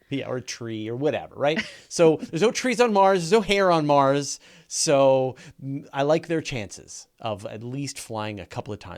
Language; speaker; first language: English; native; English